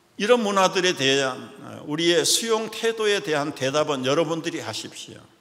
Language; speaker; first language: Korean; native; Korean